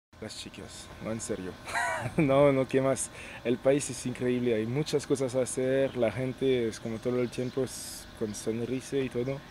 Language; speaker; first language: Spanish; non-native, fluent; French